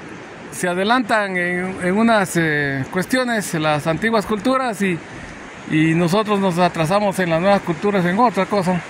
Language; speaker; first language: Spanish; native; Spanish